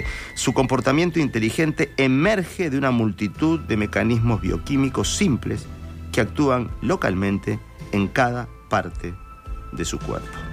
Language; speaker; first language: Spanish; native; Spanish